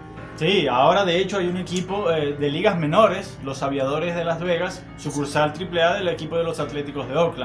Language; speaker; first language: Spanish; native; Spanish